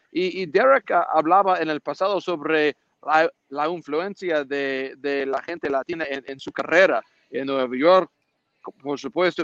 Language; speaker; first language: Spanish; non-native, learner; English